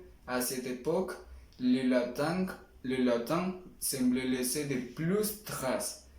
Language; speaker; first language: French; non-native, learner; Spanish